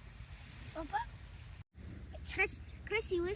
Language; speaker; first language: Russian; early bilingual, heritage; Russian